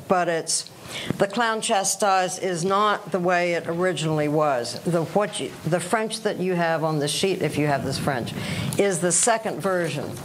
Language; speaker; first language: English; native; English